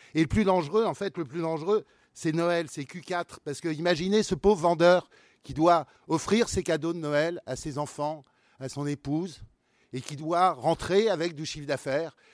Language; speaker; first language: French; native; French